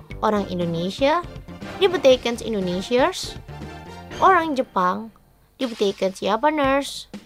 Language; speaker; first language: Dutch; non-native, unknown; Indonesian